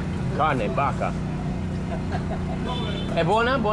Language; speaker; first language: Italian; non-native, learner; English